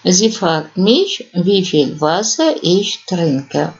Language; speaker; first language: German; non-native, fluent; Russian